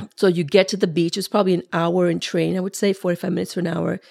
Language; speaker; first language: English; early bilingual, other home language; Spanish